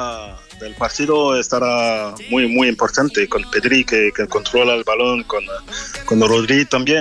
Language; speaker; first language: Spanish; non-native, fluent; French